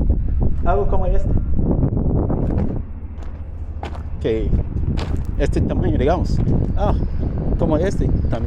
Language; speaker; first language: Spanish; non-native, learner; English